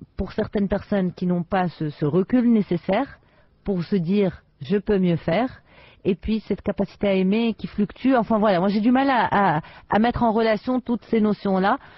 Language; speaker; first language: French; non-native, local second language; Arabic